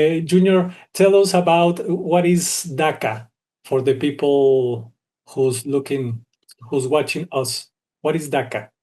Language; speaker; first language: English; non-native, learner; Spanish